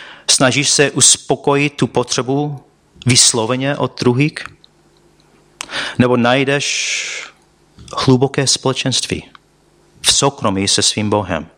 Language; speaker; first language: Czech; non-native, fluent; English